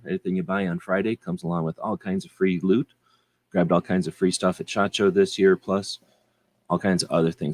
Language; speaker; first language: English; native; English